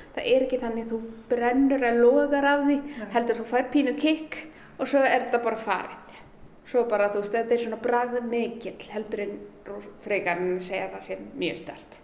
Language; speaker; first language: Icelandic; early bilingual, other home language; Amharic